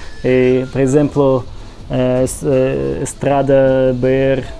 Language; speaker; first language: Portuguese; non-native, learner; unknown